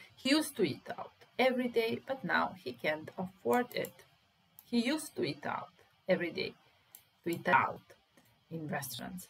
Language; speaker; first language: English; non-native, fluent; Serbian